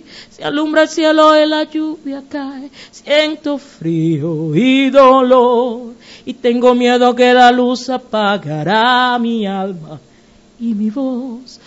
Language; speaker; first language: Spanish; native; Spanish